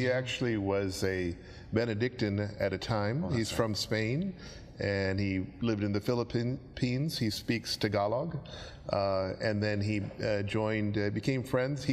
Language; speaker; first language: English; native; English